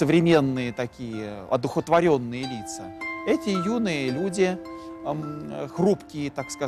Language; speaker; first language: Russian; native; Russian